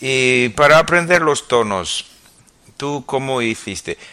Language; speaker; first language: Spanish; non-native, fluent; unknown